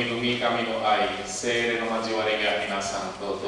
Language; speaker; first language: Japanese; non-native, learner; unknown